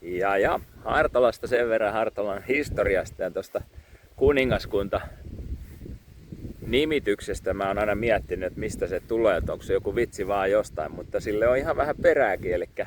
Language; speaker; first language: Finnish; native; Finnish